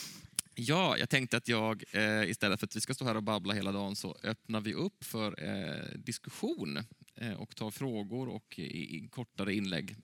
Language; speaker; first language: Swedish; native; Swedish